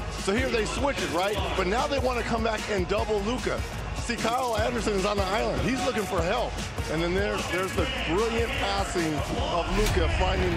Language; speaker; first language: English; native; English